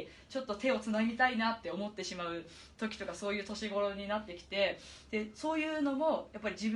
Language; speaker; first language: Japanese; native; Japanese